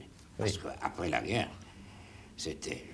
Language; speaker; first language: French; non-native, fluent; German